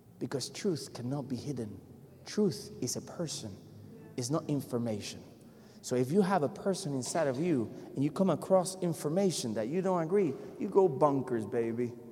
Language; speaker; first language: English; non-native, fluent; Spanish